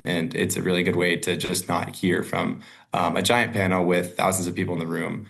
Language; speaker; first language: English; native; English